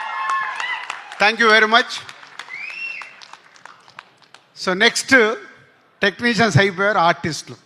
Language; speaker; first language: Telugu; native; Telugu